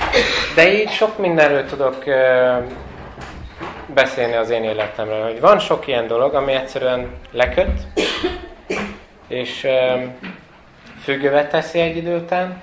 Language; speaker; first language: Hungarian; non-native, fluent; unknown